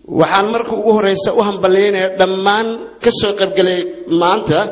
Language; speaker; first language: Somali; non-native, local second language; Maay